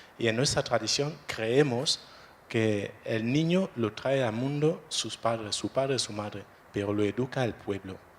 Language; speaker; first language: Spanish; non-native, fluent; French